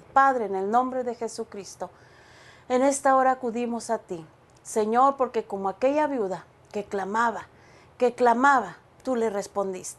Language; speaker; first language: Spanish; native; Spanish